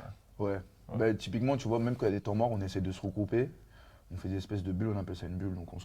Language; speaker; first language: French; native; French